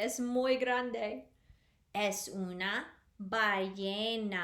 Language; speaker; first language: Spanish; non-native, fluent; English